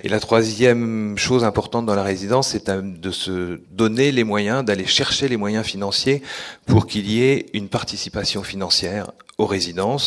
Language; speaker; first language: French; native; French